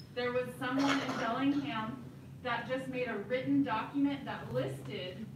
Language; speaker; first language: English; native; English